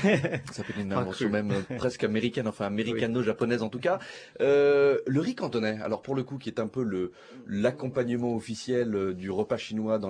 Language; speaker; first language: French; native; French